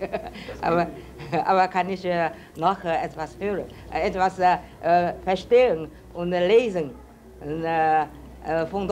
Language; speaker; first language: German; non-native, learner; Chinese